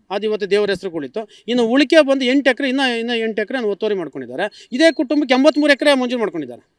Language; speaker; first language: Kannada; native; Kannada